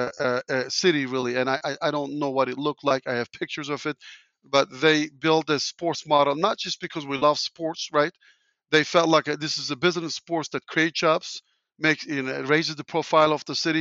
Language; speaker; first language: English; non-native, fluent; Turkish